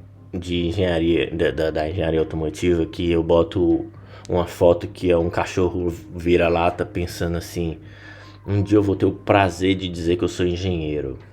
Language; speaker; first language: Portuguese; native; Portuguese